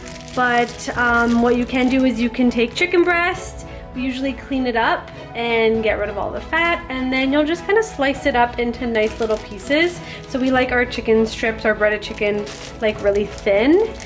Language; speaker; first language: English; native; English